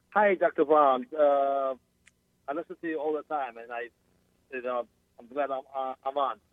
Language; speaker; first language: English; non-native, fluent; Arabic